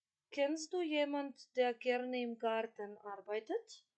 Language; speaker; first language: German; non-native, fluent; Macedonian